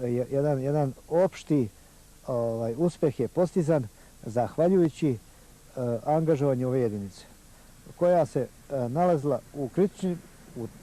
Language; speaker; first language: Bosnian; native; Bosnian